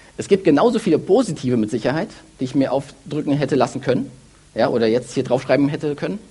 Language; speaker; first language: German; early bilingual, other home language; Russian